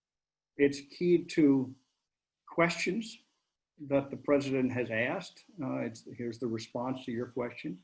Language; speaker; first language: English; native; English